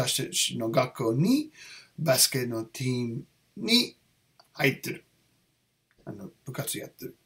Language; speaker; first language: Japanese; non-native, learner; English